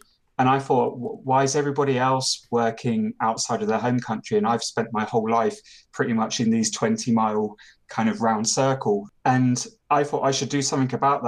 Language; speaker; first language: English; native; English